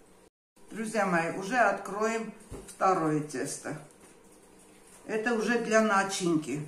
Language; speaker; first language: Russian; non-native, local second language; Armenian